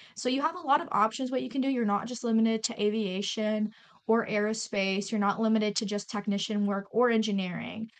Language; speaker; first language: English; native; English